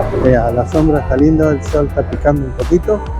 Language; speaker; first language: Spanish; native; Spanish